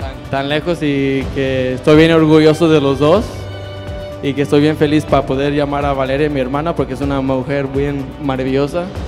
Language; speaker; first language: Spanish; early bilingual, heritage; Spanish